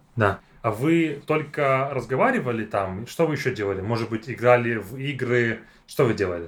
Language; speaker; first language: Russian; native; Russian